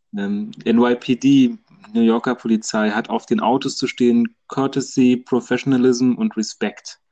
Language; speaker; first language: German; native; German